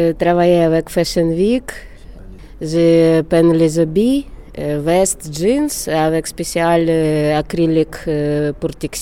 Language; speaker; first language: French; non-native, learner; Ukrainian